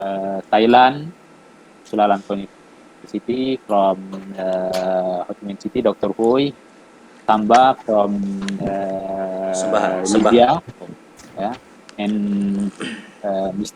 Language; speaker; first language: English; non-native, learner; Indonesian